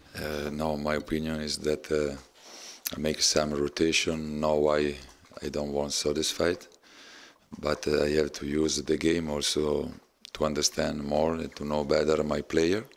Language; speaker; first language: English; non-native, learner; Italian